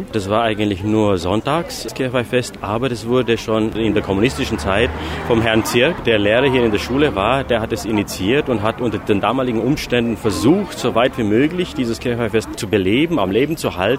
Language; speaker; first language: German; native; German